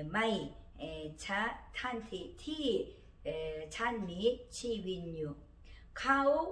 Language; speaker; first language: Thai; non-native, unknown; Korean